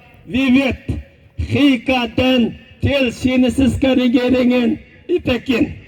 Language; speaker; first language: Swedish; non-native, learner; Uyghur